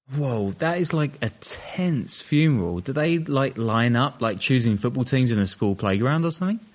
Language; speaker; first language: English; native; English